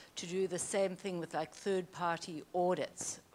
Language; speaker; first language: English; native; English